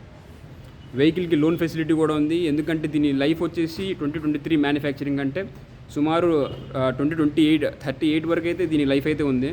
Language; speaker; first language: Telugu; native; Telugu